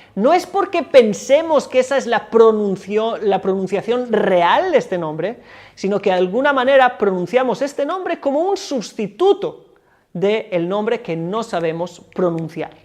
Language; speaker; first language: Spanish; native; Spanish